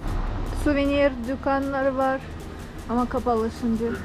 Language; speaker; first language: Turkish; non-native, learner; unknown